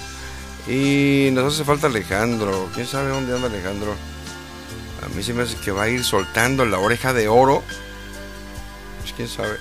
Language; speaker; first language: Spanish; native; Spanish